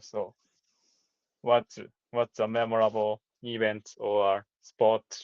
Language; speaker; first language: English; non-native, learner; Japanese